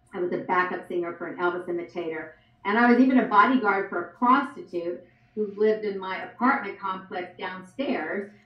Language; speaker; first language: English; native; English